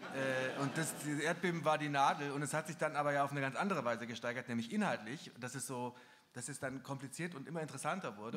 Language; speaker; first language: German; native; German